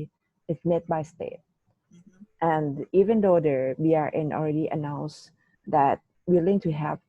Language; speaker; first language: English; non-native, learner; Thai